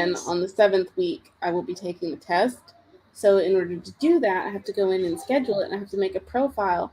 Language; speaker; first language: English; native; English